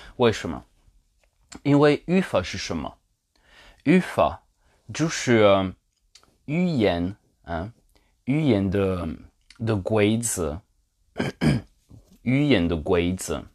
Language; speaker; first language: Chinese; non-native, learner; Polish